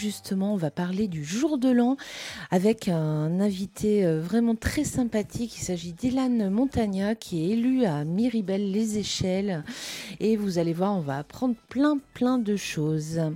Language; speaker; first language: French; native; French